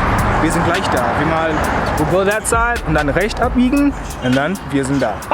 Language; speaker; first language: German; non-native, learner; Zulu